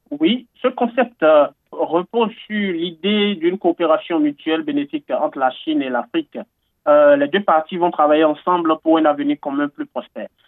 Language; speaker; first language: French; non-native, local second language; Fon